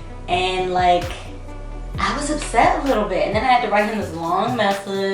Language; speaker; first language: English; native; English